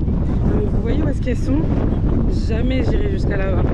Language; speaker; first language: French; native; French